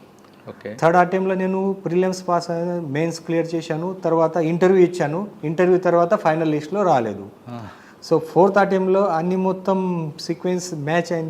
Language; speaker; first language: Telugu; non-native, fluent; Marathi